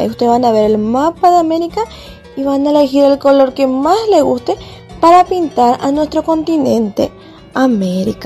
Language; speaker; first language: Spanish; native; Spanish